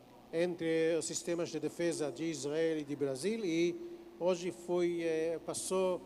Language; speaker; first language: Portuguese; non-native, fluent; Hebrew